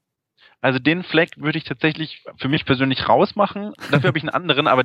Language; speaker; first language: German; native; German